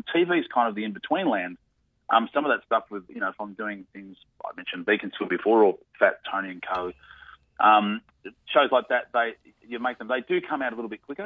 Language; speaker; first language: English; native; English